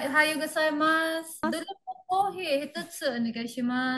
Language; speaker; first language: Japanese; non-native, learner; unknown